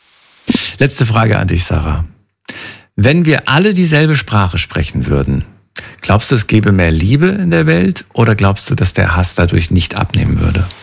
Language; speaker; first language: German; native; German